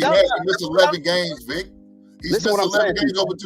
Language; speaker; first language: English; native; English